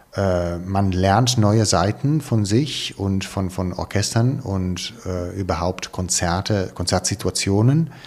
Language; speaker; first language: German; non-native, fluent; Italian